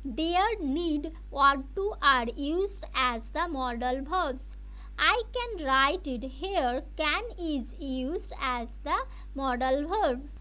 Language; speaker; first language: English; non-native, local second language; Bangla